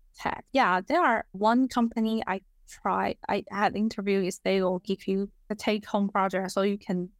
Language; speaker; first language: English; non-native, fluent; Chinese